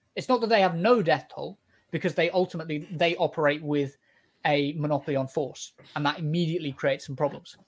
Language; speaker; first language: English; native; English